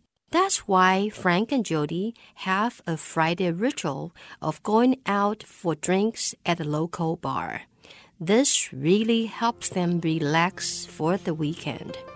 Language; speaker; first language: English; non-native, fluent; Chinese